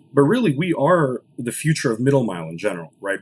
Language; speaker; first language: English; early bilingual, other home language; Russian